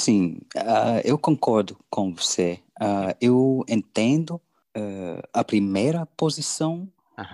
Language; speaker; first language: Portuguese; non-native, learner; English